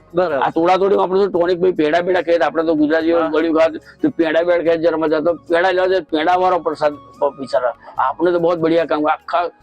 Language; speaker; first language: Gujarati; native; Gujarati